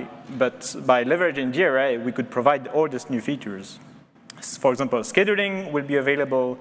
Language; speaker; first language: English; non-native, fluent; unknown